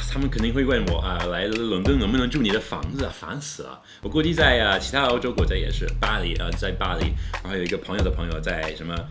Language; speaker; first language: Chinese; non-native, fluent; English